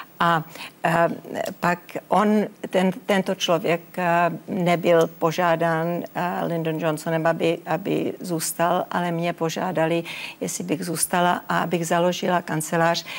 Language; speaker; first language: Czech; early bilingual, heritage; Czech